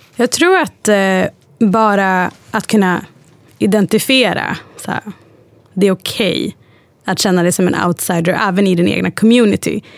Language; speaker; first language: Swedish; early bilingual, other home language; Arabic